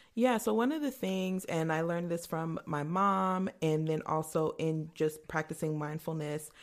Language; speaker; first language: English; native; English